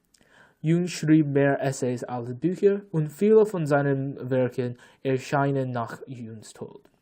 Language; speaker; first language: German; non-native, learner; English